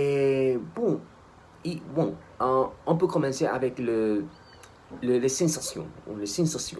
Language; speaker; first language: French; non-native, learner; Spanish